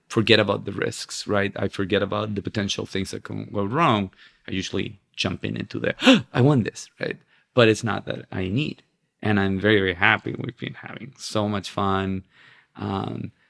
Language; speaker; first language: English; non-native, fluent; Spanish